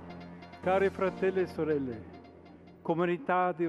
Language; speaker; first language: Italian; non-native, fluent; English